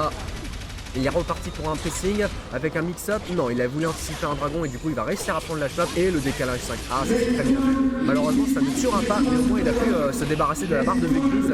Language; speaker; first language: French; native; French